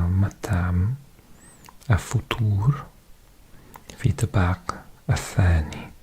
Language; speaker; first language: Arabic; non-native, learner; English